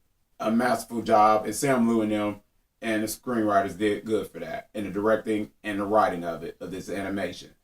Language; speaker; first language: English; native; English